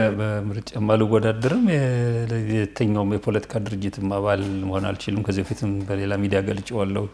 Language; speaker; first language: Amharic; native; Amharic